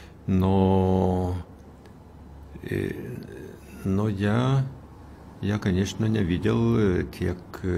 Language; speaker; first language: Russian; non-native, fluent; Lithuanian